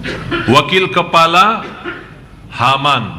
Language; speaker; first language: Indonesian; non-native, fluent; Arabic